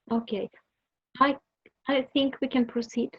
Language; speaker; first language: English; non-native, learner; Russian